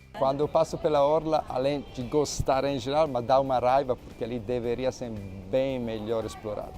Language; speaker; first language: Portuguese; non-native, fluent; Italian